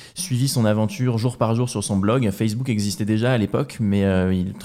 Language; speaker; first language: French; native; French